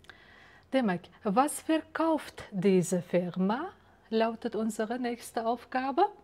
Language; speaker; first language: German; non-native, fluent; Uzbek